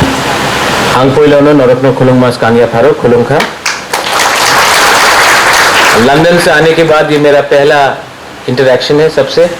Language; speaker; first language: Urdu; non-native, local second language; Kok Borok